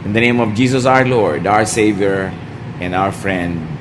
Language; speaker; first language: English; non-native, local second language; Filipino